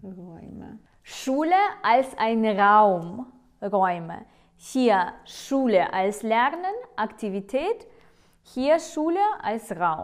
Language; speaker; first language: German; non-native, fluent; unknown